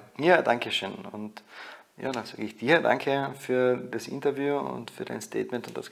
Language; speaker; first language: German; native; German